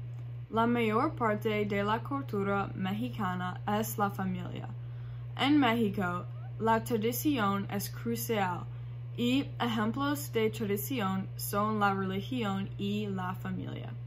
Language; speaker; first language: Spanish; non-native, learner; English